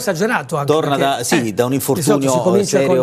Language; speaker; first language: Italian; native; Italian